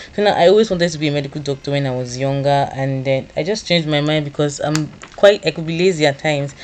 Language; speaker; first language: English; non-native, local second language; Yoruba